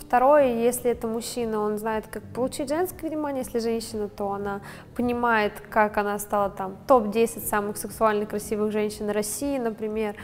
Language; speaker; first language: Russian; non-native, local second language; Ukrainian